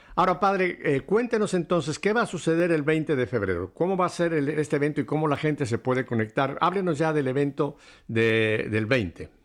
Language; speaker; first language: Spanish; native; Spanish